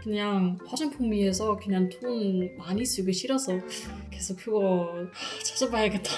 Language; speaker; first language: Korean; non-native, fluent; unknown